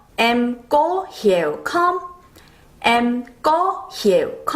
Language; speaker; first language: Vietnamese; non-native, fluent; Korean